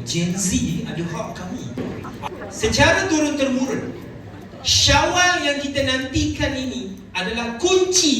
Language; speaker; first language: Malay; native; Malay